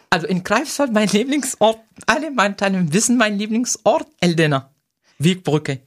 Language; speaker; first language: German; non-native, fluent; Arabic